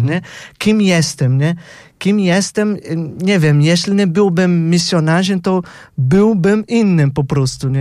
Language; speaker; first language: Polish; non-native, fluent; Portuguese